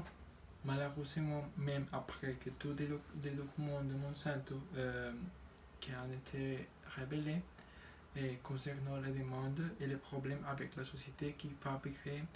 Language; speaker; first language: French; non-native, learner; Spanish